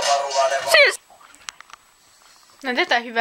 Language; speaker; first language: Finnish; native; Finnish